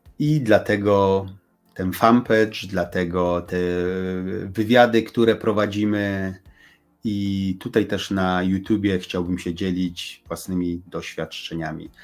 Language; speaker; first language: Polish; early bilingual, heritage; Polish